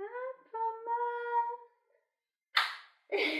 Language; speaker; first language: French; non-native, fluent; Chinese